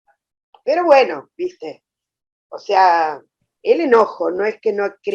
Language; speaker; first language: Spanish; native; Spanish